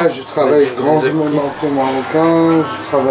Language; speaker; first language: French; non-native, learner; Arabic